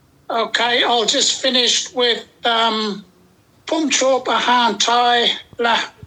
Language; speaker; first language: English; native; English